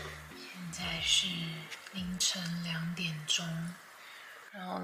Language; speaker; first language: Chinese; native; Chinese